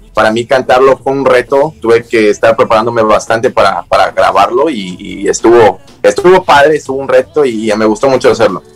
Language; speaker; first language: Spanish; native; Spanish